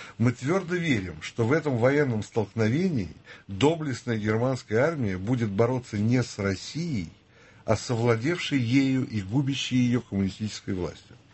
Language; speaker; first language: Russian; native; Russian